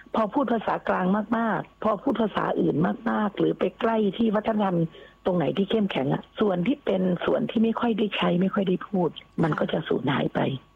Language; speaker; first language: Thai; non-native, local second language; Northeastern Thai